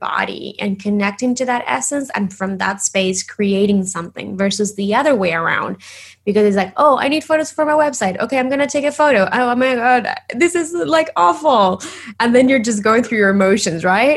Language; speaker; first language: English; non-native, fluent; Spanish